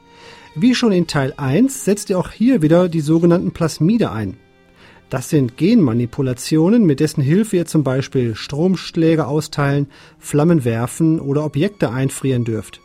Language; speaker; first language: German; native; German